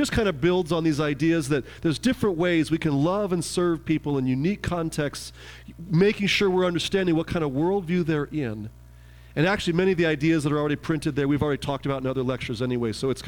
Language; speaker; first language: English; native; English